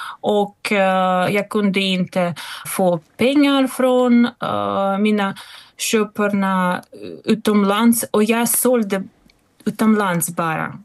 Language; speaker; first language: Swedish; non-native, fluent; Russian